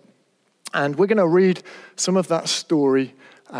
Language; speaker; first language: English; native; English